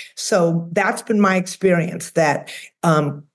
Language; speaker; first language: English; native; English